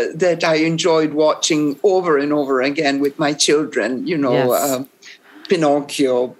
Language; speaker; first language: English; non-native, fluent; Italian